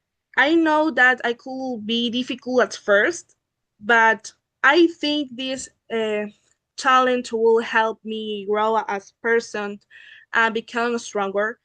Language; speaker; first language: English; non-native, learner; Spanish